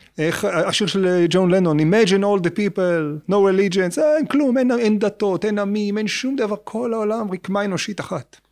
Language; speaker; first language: Hebrew; native; Hebrew